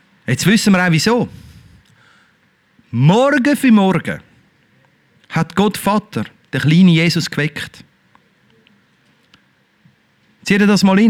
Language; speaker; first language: German; native; German